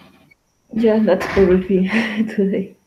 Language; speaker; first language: English; non-native, learner; Spanish